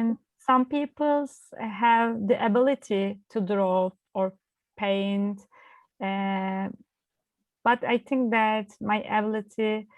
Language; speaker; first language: English; non-native, learner; Turkish